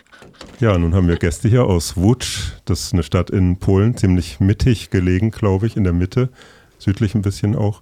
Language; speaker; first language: German; native; German